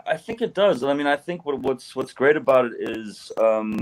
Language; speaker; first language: English; native; English